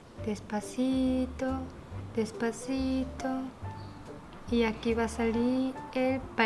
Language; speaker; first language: Spanish; non-native, fluent; Korean